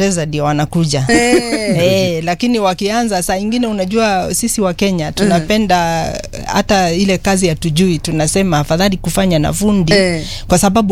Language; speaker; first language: Swahili; non-native, local second language; Kikuyu